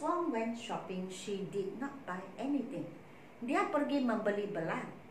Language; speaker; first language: Malay; non-native, local second language; Chinese